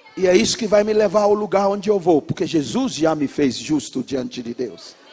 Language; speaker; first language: Portuguese; non-native, fluent; English